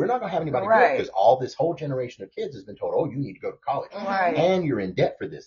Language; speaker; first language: English; native; English